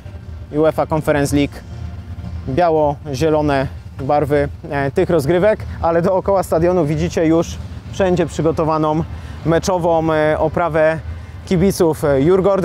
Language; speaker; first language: Polish; native; Polish